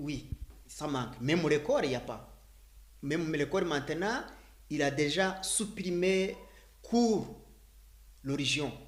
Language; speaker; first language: French; non-native, learner; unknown